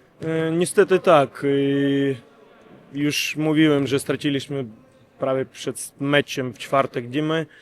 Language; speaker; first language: Polish; non-native, learner; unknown